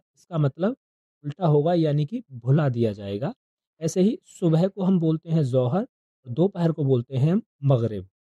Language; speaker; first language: Hindi; native; Hindi